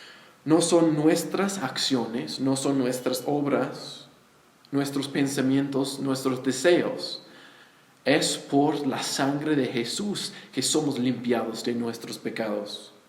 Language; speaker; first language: Spanish; non-native, fluent; English